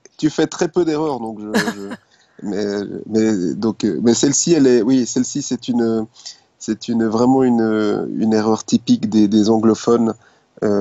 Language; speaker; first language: French; native; French